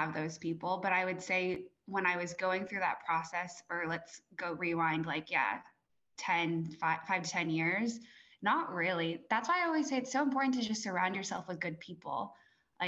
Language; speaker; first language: English; native; English